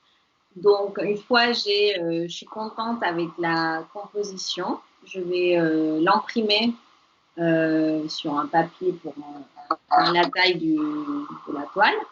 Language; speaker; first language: French; non-native, fluent; Spanish